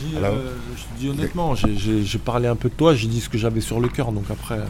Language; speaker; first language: French; native; French